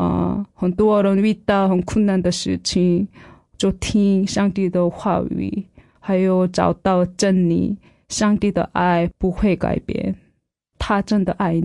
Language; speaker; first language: Chinese; non-native, fluent; Korean